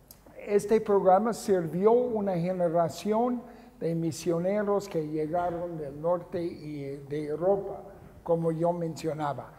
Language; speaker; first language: Spanish; non-native, fluent; English